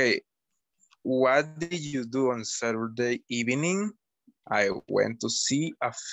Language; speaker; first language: English; non-native, learner; Spanish